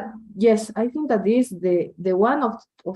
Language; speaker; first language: English; non-native, learner; Spanish